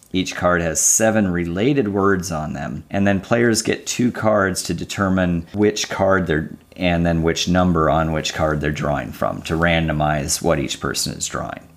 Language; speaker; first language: English; native; English